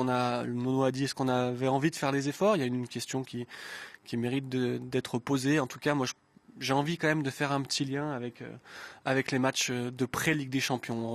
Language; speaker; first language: French; native; French